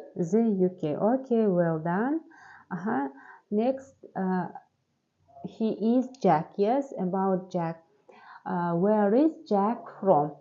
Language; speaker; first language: English; non-native, learner; Kazakh